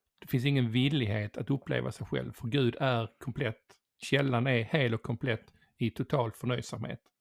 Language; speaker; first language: Swedish; native; Swedish